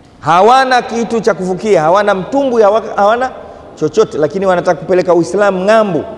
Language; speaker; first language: Swahili; native; Swahili